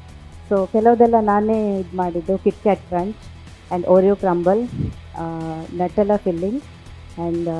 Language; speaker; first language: Kannada; non-native, local second language; Tulu